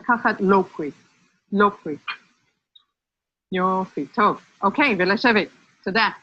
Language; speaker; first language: Hebrew; non-native, fluent; English